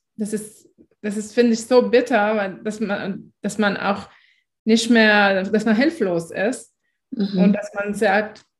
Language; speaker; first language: German; non-native, fluent; Arabic